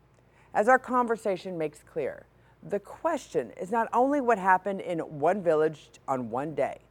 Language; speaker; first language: English; native; English